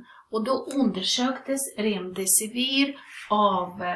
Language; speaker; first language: Swedish; non-native, fluent; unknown